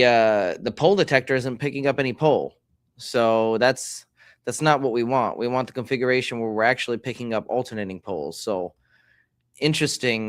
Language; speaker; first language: English; native; English